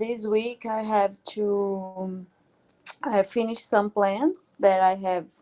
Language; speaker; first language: English; non-native, learner; Portuguese